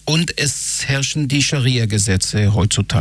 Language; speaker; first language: German; non-native, fluent; Hebrew